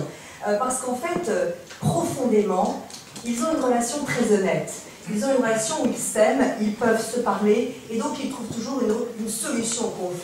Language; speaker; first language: French; native; French